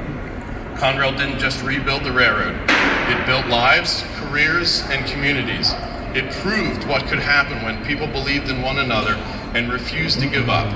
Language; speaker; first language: English; native; English